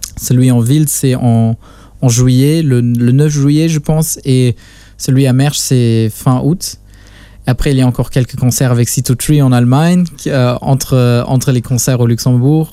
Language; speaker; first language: French; non-native, local second language; Luxembourgish